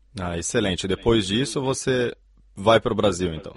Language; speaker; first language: Portuguese; native; Portuguese